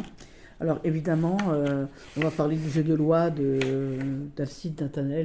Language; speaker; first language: French; native; French